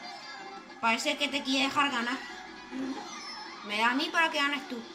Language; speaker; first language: Spanish; native; Spanish